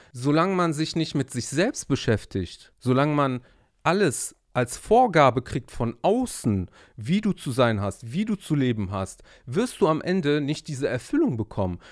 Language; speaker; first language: German; native; German